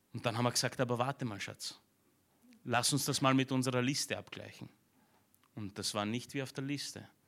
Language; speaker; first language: German; early bilingual, other home language; Romanian